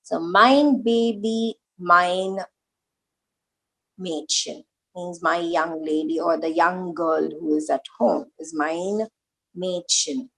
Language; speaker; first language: German; non-native, learner; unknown